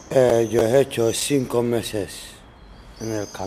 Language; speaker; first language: Spanish; non-native, learner; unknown